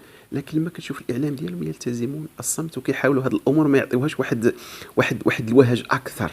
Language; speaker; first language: Arabic; native; Arabic